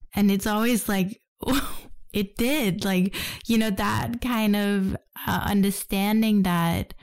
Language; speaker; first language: English; non-native, fluent; Danish